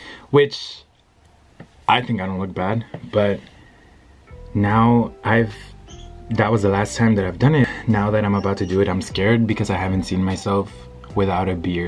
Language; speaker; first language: English; early bilingual, other home language; Spanish